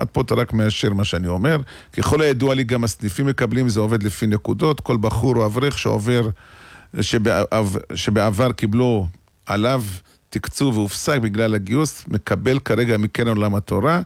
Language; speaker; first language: Hebrew; native; Hebrew